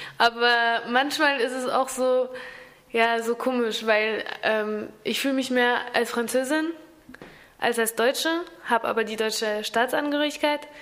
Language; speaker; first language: German; early bilingual, other home language; French